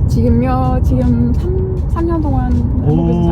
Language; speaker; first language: Korean; non-native, learner; English